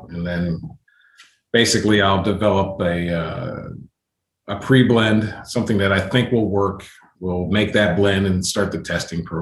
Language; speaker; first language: English; native; English